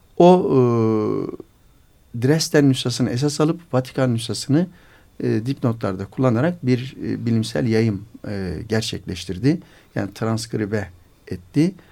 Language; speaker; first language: Turkish; native; Turkish